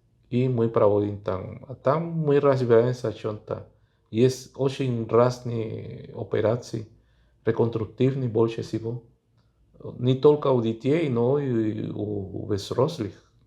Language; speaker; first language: Russian; non-native, fluent; Spanish